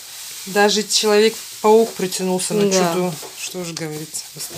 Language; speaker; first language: Russian; non-native, local second language; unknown